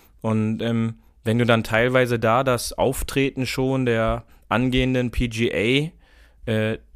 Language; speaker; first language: German; native; German